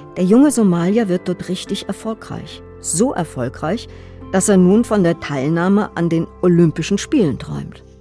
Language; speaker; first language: German; native; German